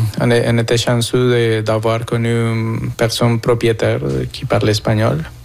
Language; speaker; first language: French; non-native, fluent; Spanish